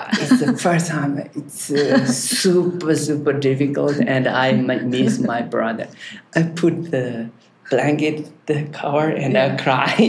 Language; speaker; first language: English; non-native, learner; Tibetan